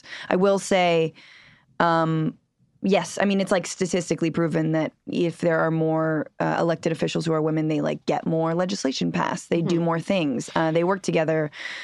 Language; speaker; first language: English; native; English